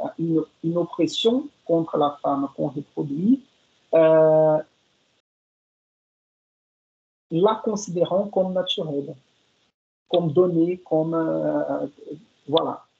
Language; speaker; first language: French; non-native, fluent; Portuguese